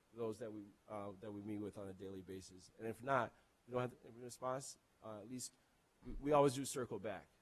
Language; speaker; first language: English; non-native, local second language; Akan